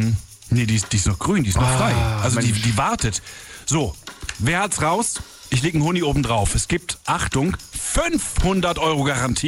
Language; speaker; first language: German; native; German